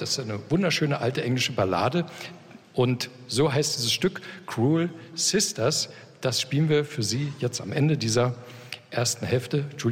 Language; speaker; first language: German; native; German